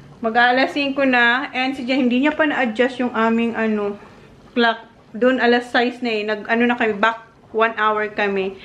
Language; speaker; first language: Filipino; non-native, local second language; Bikol